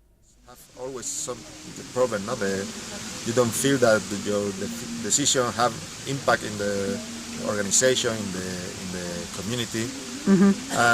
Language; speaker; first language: English; non-native, learner; Spanish